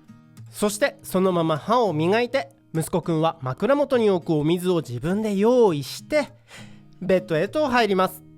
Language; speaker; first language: Japanese; native; Japanese